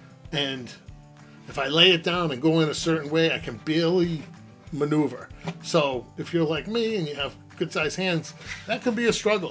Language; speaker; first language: English; native; English